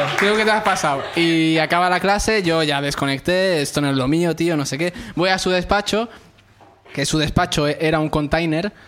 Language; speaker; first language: Spanish; early bilingual, other home language; Arabic